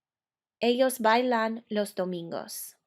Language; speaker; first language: Spanish; non-native, fluent; English